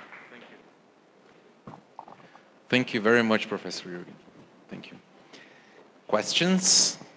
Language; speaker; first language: English; non-native, fluent; Portuguese